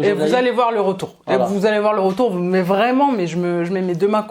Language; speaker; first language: French; native; French